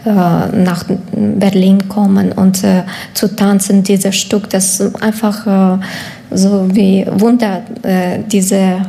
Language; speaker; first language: German; non-native, learner; Ukrainian